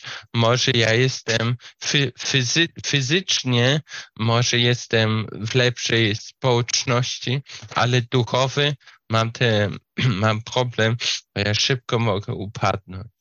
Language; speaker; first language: Polish; non-native, fluent; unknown